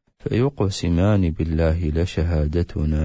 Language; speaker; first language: Arabic; native; Arabic